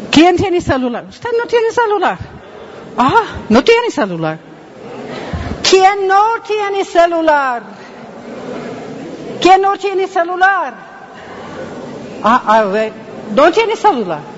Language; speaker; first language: Spanish; non-native, fluent; English